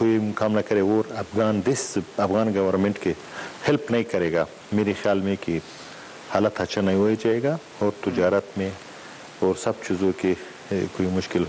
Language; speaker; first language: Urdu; non-native, learner; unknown